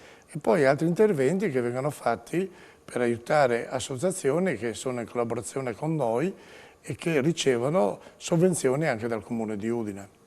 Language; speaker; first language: Italian; native; Italian